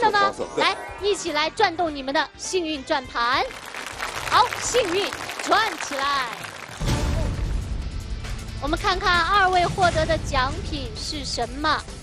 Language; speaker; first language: Chinese; native; Chinese